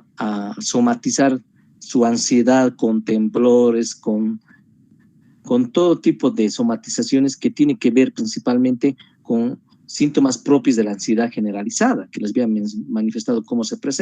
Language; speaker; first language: Spanish; native; Spanish